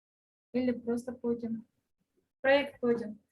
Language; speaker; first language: Russian; non-native, local second language; Kyrgyz